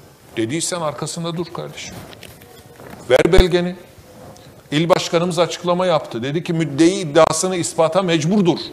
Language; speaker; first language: Turkish; native; Turkish